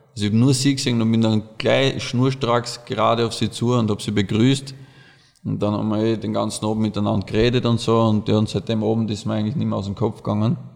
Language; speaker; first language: German; native; German